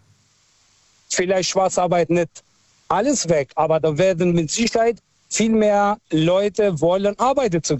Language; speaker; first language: German; early bilingual, other home language; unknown